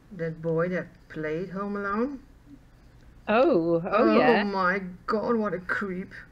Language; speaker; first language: English; non-native, fluent; Dutch